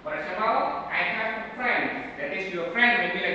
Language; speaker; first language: English; non-native, learner; Indonesian